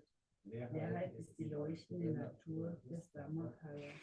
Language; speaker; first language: German; native; German